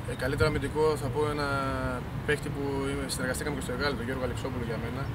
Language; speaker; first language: Greek; early bilingual, heritage; Greek